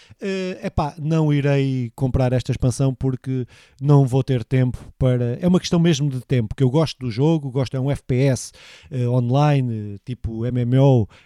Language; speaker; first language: Portuguese; native; Portuguese